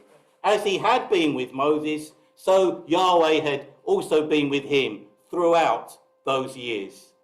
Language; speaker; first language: English; native; English